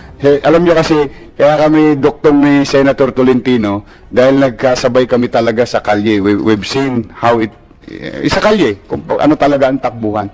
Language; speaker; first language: Filipino; native; Filipino